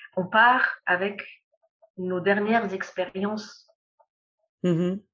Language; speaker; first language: French; non-native, local second language; Arabic